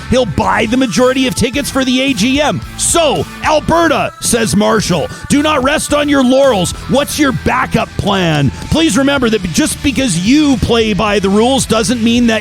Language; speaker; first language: English; native; English